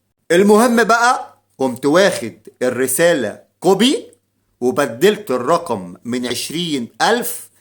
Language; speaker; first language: Arabic; native; Arabic